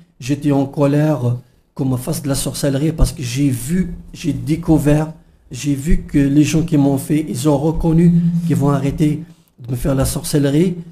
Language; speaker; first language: French; non-native, local second language; Kabyle